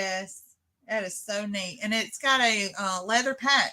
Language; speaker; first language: English; native; English